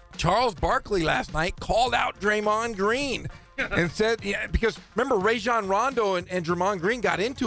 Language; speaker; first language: English; native; English